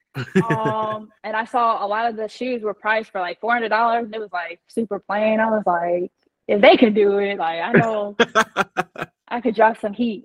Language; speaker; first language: English; native; English